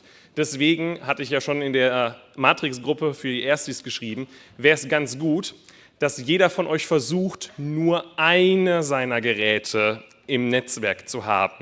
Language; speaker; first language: German; native; German